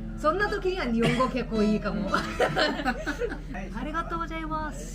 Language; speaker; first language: Japanese; non-native, learner; Korean